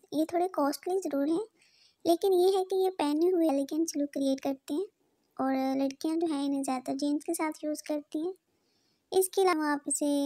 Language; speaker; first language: Urdu; native; Urdu